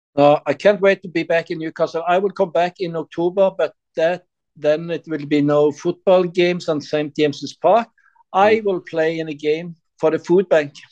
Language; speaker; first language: English; non-native, learner; Norwegian